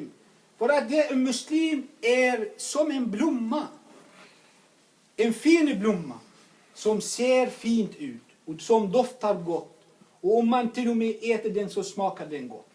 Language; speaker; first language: Swedish; non-native, fluent; Arabic